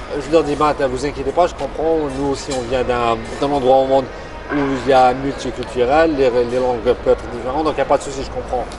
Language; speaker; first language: French; non-native, local second language; Arabic